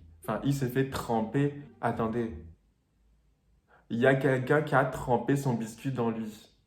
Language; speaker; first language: French; native; French